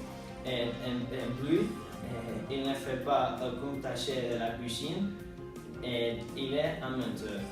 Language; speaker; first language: French; non-native, learner; Spanish